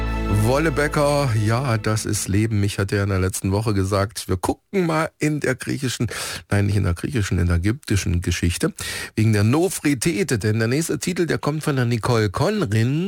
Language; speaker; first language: German; native; German